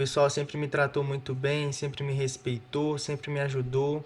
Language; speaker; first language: Portuguese; native; Portuguese